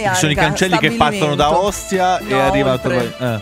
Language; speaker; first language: Italian; native; Italian